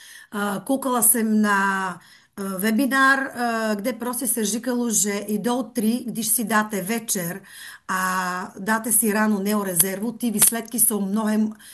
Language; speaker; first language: Czech; non-native, fluent; Bulgarian